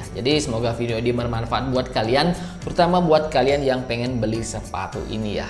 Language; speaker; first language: Indonesian; native; Indonesian